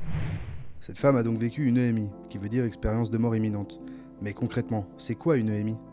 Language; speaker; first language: French; native; French